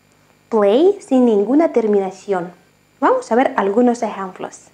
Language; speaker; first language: Spanish; non-native, fluent; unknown